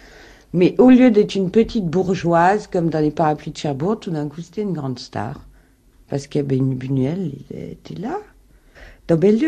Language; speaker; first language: French; native; French